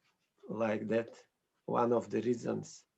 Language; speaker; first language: English; non-native, fluent; Russian